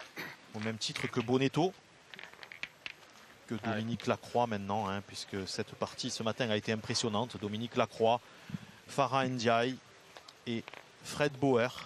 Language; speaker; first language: French; native; French